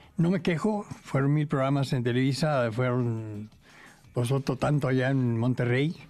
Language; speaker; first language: Spanish; native; Spanish